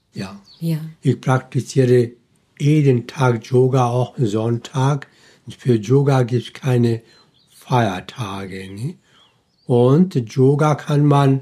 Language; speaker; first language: German; non-native, fluent; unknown